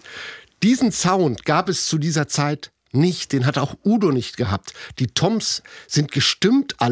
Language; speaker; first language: German; native; German